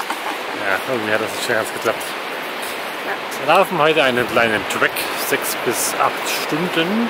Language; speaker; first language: German; native; German